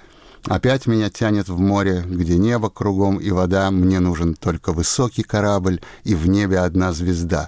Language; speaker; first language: Russian; native; Russian